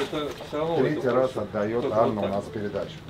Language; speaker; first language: Russian; native; Russian